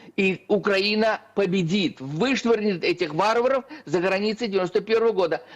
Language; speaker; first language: Russian; native; Russian